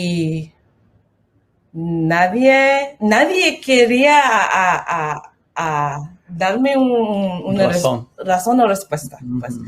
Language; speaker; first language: Spanish; non-native, learner; English